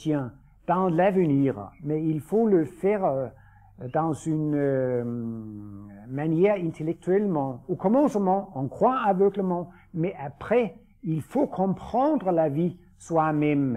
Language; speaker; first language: French; non-native, fluent; Danish